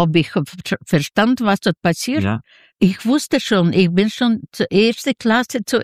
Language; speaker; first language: German; non-native, fluent; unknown